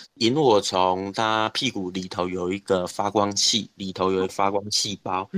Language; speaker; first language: Chinese; native; Chinese